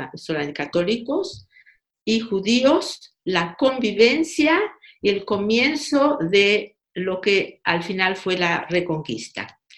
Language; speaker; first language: Spanish; native; Spanish